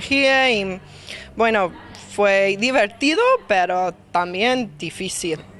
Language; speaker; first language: Spanish; non-native, learner; English